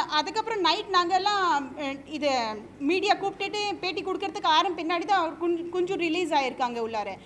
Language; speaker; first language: Tamil; non-native, local second language; Hindi